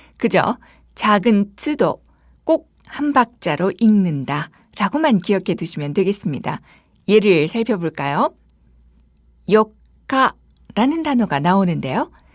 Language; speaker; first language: Korean; native; Korean